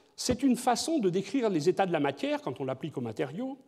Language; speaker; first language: French; native; French